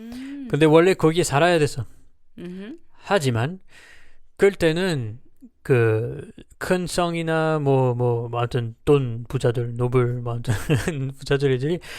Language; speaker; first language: Korean; non-native, learner; French